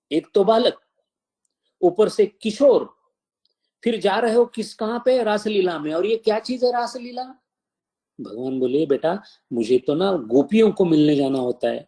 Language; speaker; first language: Hindi; non-native, local second language; Marathi